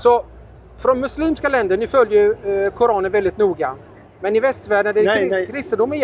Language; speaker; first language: Swedish; native; Swedish